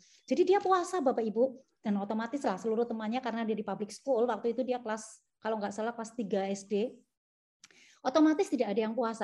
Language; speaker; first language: Indonesian; native; Indonesian